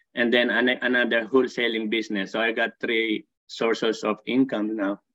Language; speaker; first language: English; non-native, local second language; Filipino